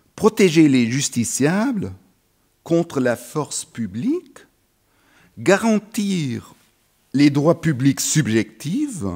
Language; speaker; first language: French; non-native, fluent; German